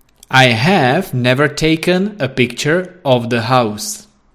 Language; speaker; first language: English; non-native, fluent; Czech